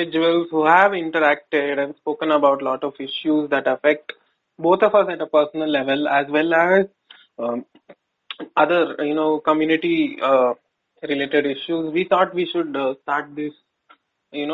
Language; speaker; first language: English; non-native, local second language; Kannada